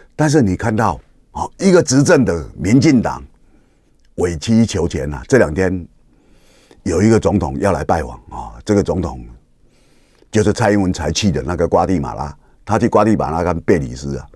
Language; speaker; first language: Chinese; native; Chinese